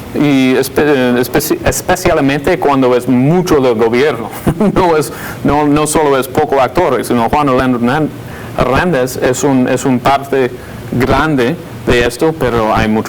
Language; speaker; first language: Spanish; non-native, fluent; English